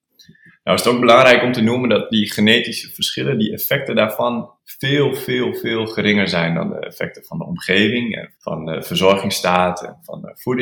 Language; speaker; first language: Dutch; native; Dutch